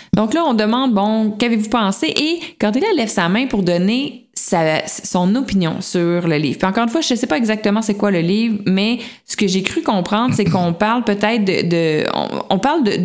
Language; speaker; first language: French; native; French